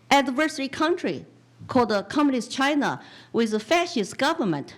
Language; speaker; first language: English; non-native, fluent; Chinese